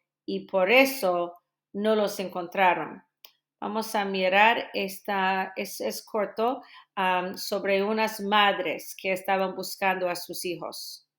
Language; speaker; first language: Spanish; non-native, fluent; English